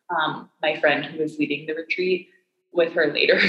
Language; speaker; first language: English; native; English